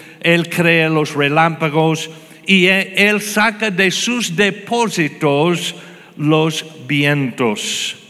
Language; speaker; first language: Spanish; non-native, fluent; English